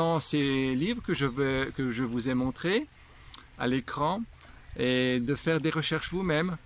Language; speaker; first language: French; native; French